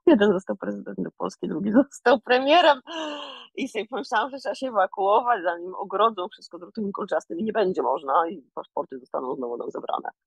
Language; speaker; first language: Polish; native; Polish